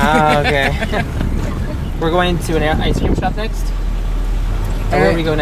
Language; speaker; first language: English; native; English